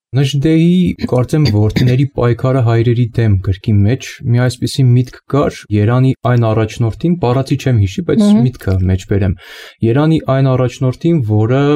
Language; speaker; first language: Armenian; native; Armenian